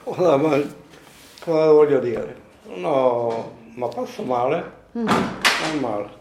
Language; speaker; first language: Italian; non-native, local second language; Sicilian